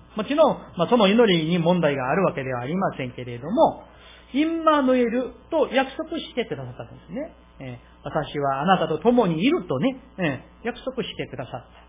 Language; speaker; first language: Japanese; non-native, fluent; Korean